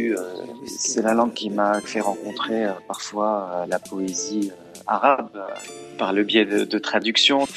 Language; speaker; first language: French; early bilingual, other home language; Arabic